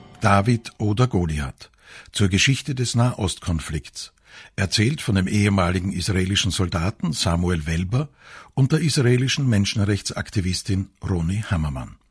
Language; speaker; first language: German; native; German